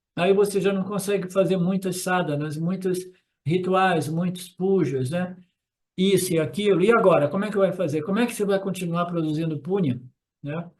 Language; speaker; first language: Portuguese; non-native, fluent; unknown